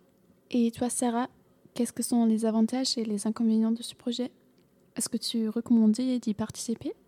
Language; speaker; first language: French; non-native, learner; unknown